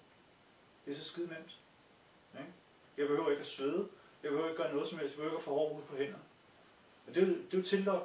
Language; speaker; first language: Danish; native; Danish